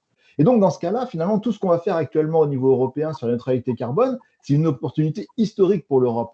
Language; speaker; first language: French; native; French